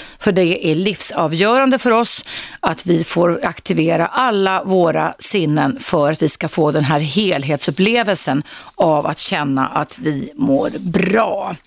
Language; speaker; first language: Swedish; native; Swedish